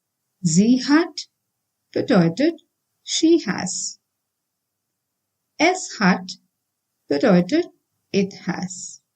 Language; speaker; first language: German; non-native, fluent; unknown